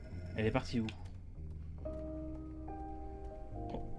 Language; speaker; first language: French; native; French